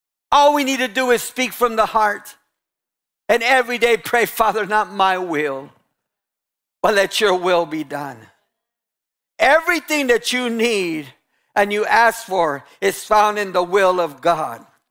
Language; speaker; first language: English; native; English